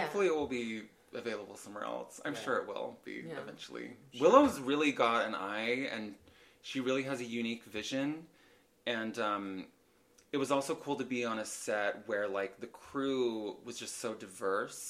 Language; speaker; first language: English; native; English